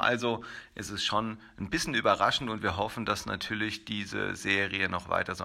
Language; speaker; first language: German; native; German